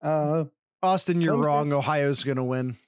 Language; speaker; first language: English; native; English